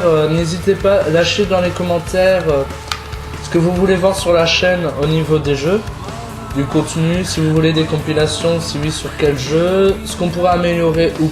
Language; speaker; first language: French; native; French